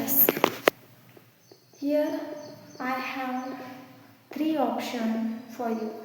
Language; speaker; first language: English; non-native, learner; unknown